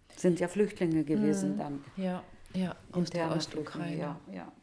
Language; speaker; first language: German; non-native, fluent; Russian